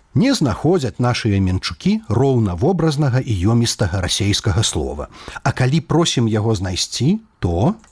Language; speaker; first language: Belarusian; native; Belarusian